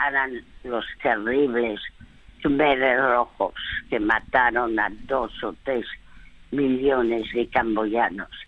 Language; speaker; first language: Spanish; early bilingual, other home language; French